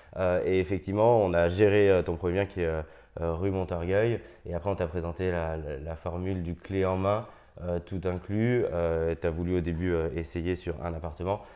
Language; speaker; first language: French; native; French